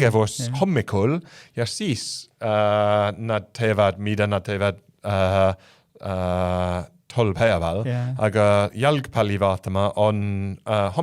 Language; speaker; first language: Estonian; non-native, fluent; English